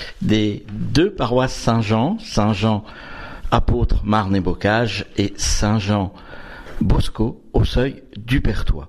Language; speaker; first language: French; native; French